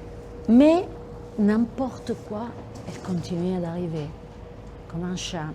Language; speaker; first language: French; non-native, fluent; Italian